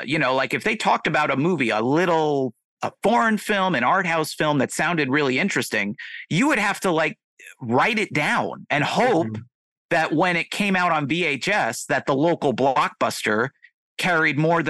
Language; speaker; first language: English; native; English